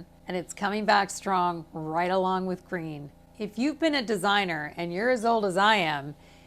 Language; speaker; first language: English; native; English